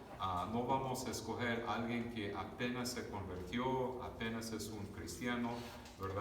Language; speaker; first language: Spanish; early bilingual, other home language; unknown